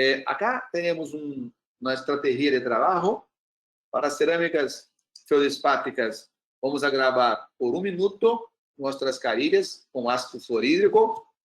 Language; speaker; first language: Spanish; non-native, learner; Portuguese